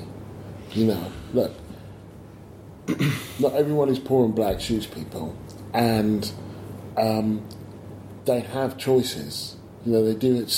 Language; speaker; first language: English; native; English